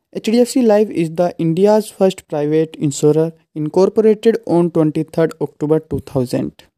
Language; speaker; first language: English; non-native, local second language; Hindi